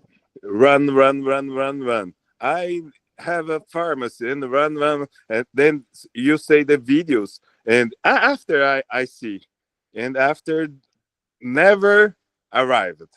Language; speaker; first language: English; non-native, learner; Portuguese